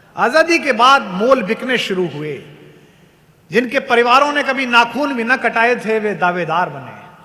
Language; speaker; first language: Hindi; native; Hindi